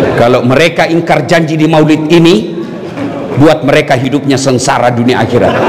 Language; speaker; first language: Indonesian; non-native, local second language; Buginese